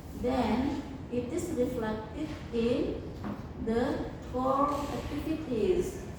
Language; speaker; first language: English; non-native, fluent; Indonesian